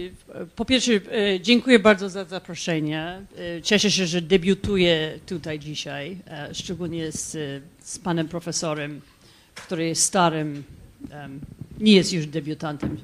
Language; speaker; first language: Polish; non-native, fluent; English